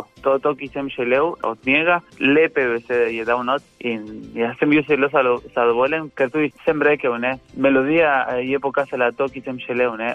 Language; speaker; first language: Slovenian; non-native, fluent; Spanish